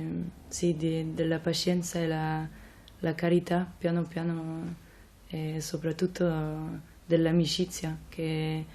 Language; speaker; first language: Italian; non-native, fluent; French